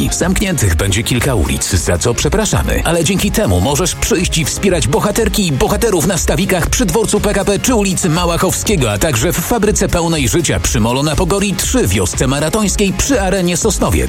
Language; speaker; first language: Polish; native; Polish